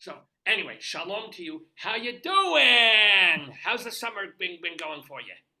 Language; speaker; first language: English; native; English